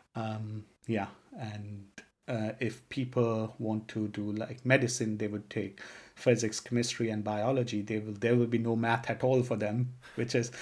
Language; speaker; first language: English; non-native, local second language; Punjabi